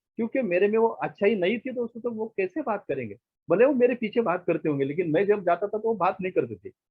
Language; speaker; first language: Hindi; non-native, local second language; Marathi